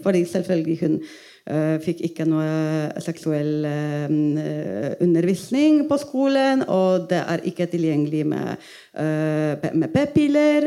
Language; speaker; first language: Norwegian; non-native, fluent; Polish